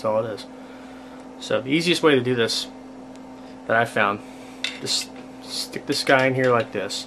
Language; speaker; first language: English; native; English